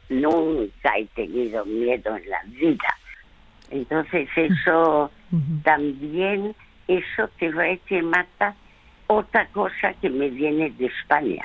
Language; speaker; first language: Spanish; early bilingual, other home language; French